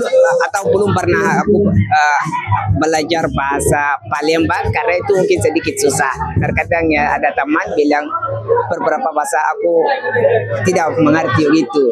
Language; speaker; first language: Indonesian; non-native, learner; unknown